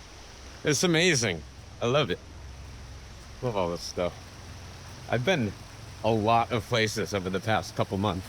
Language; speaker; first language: English; native; English